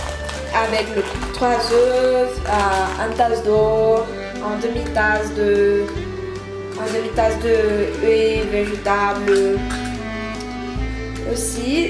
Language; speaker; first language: French; non-native, learner; Spanish